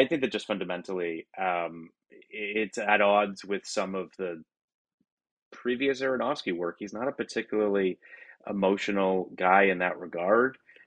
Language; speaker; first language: English; native; English